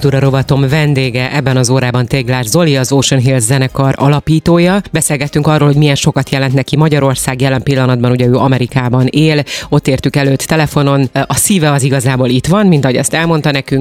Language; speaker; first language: Hungarian; native; Hungarian